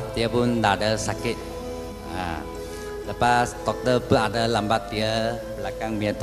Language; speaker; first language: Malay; non-native, local second language; Chinese